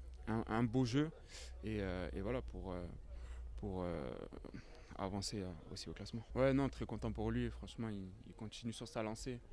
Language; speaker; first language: French; native; French